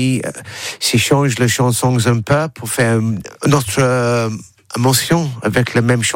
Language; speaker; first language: French; non-native, learner; English